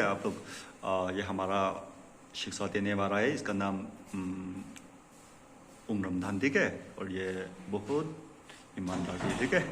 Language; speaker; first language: Hindi; non-native, local second language; Tangkhul Naga (India)